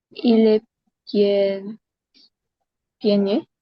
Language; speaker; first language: French; non-native, learner; Spanish